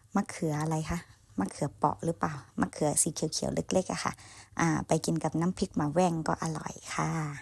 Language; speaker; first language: Thai; non-native, local second language; Khün